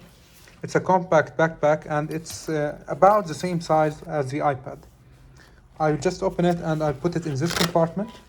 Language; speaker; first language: English; non-native, fluent; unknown